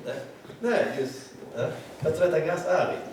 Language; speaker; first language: Latvian; non-native, learner; French